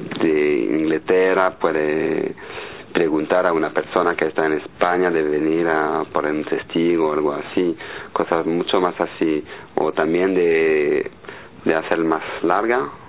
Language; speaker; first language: Spanish; non-native, learner; French